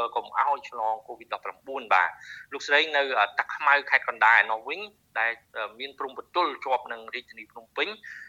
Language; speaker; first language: Khmer; native; Khmer